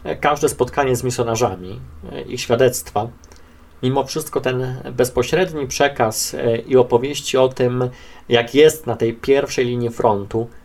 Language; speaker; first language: Polish; native; Polish